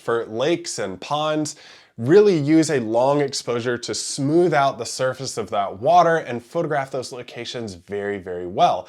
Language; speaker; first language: English; native; English